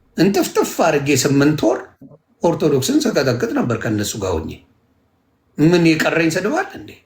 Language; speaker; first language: Amharic; native; Amharic